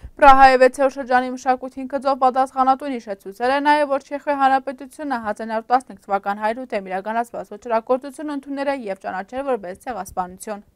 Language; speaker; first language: Armenian; early bilingual, heritage; Armenian